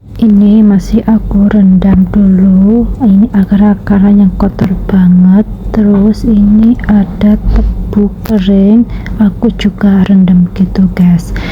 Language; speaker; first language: Indonesian; non-native, local second language; Javanese